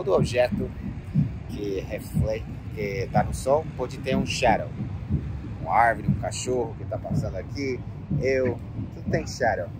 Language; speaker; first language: Portuguese; non-native, fluent; English